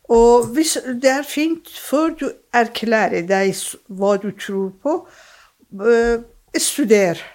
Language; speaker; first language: Norwegian; non-native, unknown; Persian